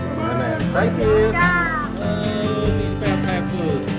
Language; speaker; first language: English; non-native, learner; Vietnamese